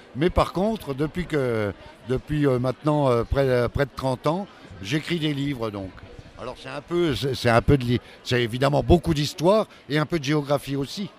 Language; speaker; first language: French; native; French